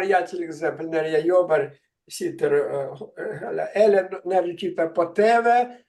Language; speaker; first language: Swedish; non-native, fluent; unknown